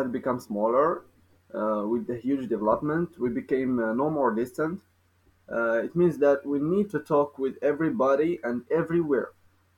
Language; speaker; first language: English; non-native, fluent; Arabic